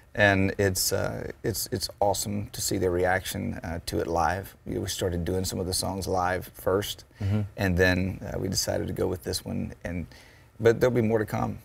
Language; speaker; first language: English; native; English